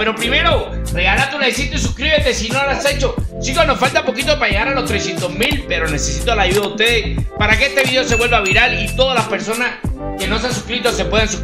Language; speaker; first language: Spanish; native; Spanish